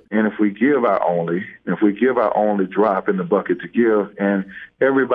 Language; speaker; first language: English; native; English